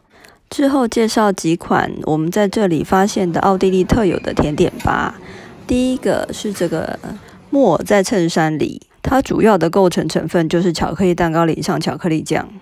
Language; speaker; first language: Chinese; native; Chinese